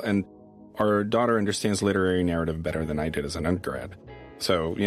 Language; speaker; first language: English; native; English